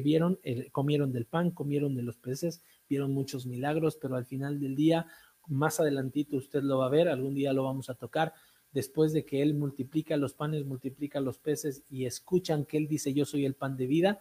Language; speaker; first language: Spanish; native; Spanish